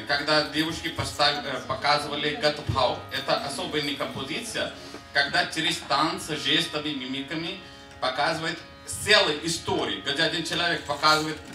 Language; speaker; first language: Russian; non-native, fluent; Hindi